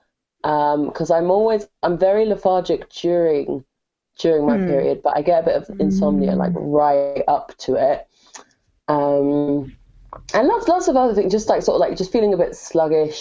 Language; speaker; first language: English; native; English